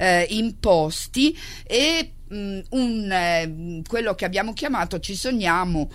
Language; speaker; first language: Italian; native; Italian